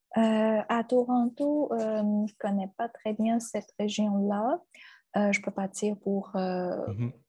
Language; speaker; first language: French; non-native, fluent; Chinese